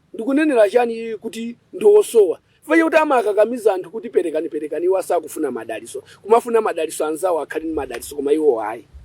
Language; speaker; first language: Nyanja; native; Nyanja